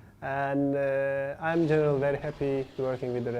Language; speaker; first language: English; non-native, learner; Turkish